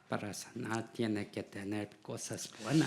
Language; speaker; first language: Spanish; non-native, learner; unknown